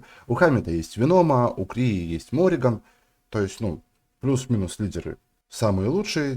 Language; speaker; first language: Russian; native; Russian